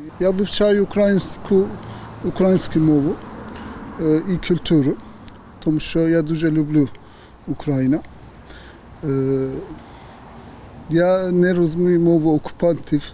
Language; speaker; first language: Ukrainian; non-native, learner; Turkish